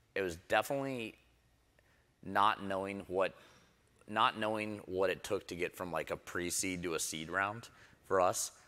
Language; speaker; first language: English; native; English